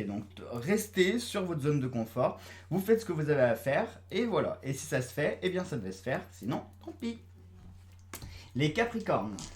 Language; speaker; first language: French; native; French